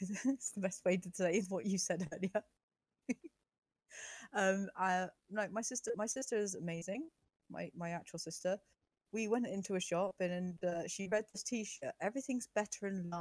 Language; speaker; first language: English; native; English